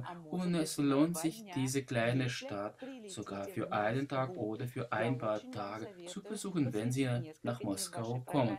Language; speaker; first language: German; non-native, fluent; Russian